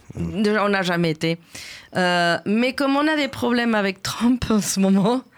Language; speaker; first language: French; non-native, fluent; Spanish